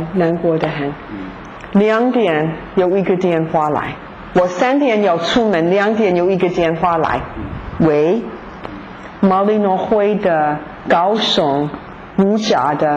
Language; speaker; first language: Chinese; non-native, fluent; English